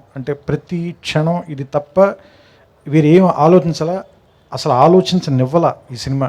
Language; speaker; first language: Telugu; native; Telugu